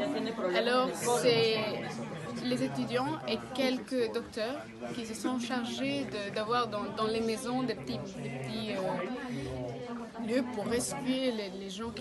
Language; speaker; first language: French; early bilingual, heritage; Spanish